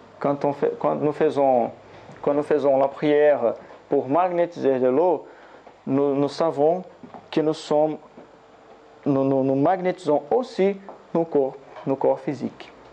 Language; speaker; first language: French; non-native, learner; Portuguese